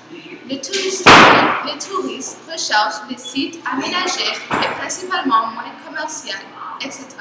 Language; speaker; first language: French; non-native, learner; English